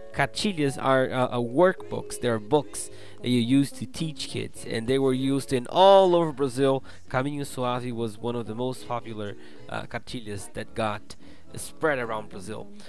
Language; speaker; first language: English; non-native, fluent; Portuguese